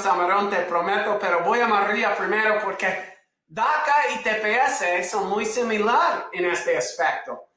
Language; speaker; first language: Spanish; non-native, fluent; English